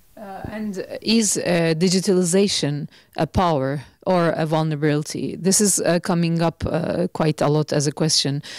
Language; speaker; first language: English; non-native, fluent; Turkish